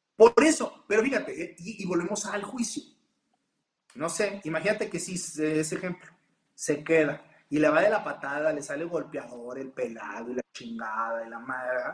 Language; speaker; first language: Spanish; native; Spanish